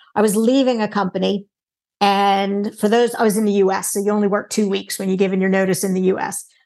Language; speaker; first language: English; native; English